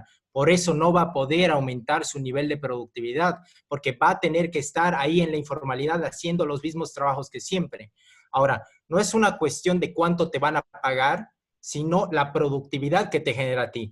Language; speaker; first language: Spanish; native; Spanish